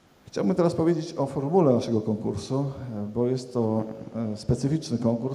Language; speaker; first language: Polish; native; Polish